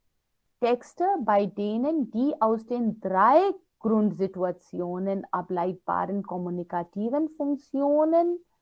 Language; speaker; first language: German; non-native, fluent; Hindi